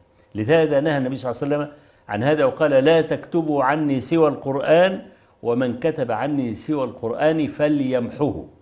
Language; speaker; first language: Arabic; native; Arabic